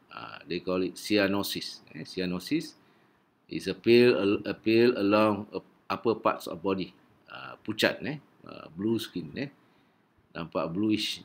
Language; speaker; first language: English; non-native, local second language; Malay